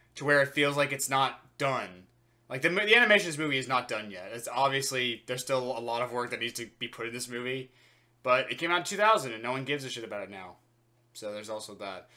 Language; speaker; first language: English; native; English